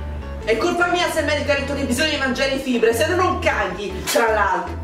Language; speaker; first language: Italian; native; Italian